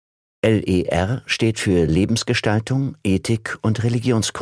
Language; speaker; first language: German; native; German